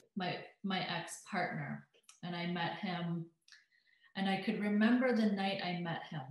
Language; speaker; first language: English; native; English